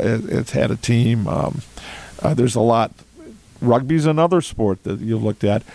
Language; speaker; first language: English; native; English